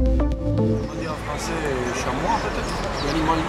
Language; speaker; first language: French; non-native, learner; Spanish